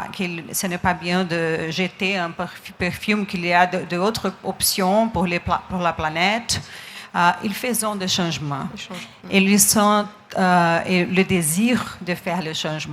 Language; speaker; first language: French; non-native, learner; Portuguese